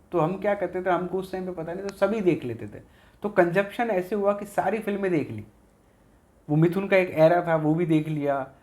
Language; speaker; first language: Hindi; non-native, local second language; Haryanvi